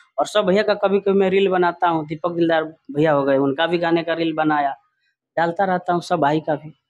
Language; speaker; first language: Hindi; non-native, local second language; Bhojpuri